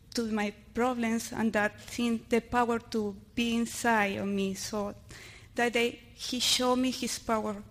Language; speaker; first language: English; early bilingual, other home language; Spanish